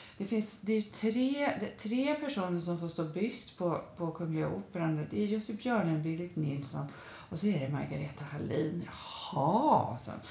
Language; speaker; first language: Swedish; native; Swedish